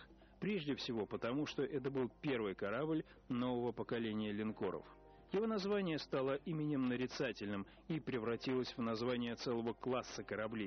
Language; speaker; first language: Russian; native; Russian